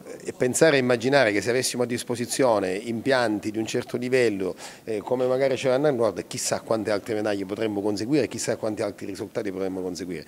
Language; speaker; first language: Italian; native; Italian